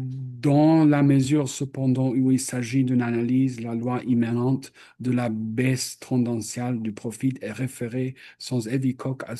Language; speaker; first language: French; non-native, fluent; English